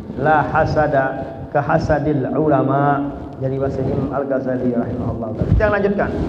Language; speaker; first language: Malay; non-native, local second language; Sasak